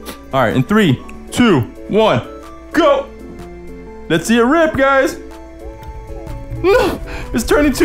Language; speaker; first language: English; native; English